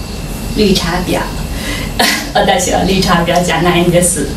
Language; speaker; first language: Japanese; non-native, fluent; Chinese